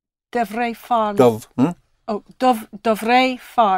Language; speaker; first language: Italian; non-native, learner; English